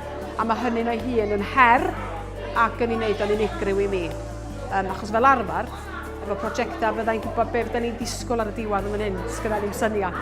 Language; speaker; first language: Welsh; native; Welsh